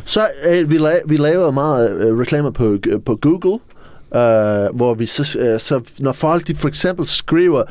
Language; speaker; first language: Danish; non-native, fluent; English